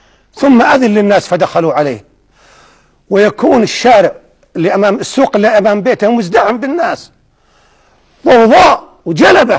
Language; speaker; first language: Arabic; native; Arabic